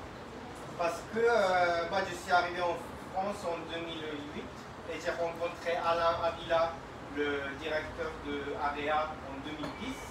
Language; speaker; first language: French; non-native, fluent; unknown